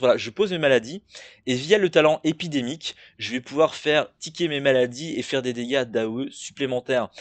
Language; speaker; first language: French; native; French